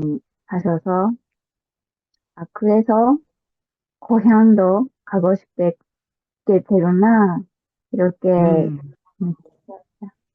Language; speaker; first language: Korean; non-native, fluent; Japanese